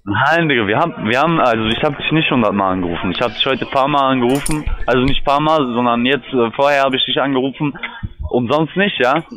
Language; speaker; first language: German; native; German